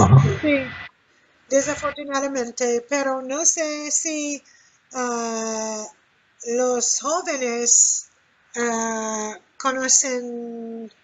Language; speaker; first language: Spanish; non-native, learner; English